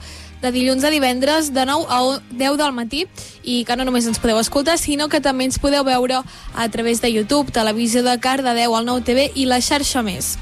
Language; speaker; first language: Catalan; native; Catalan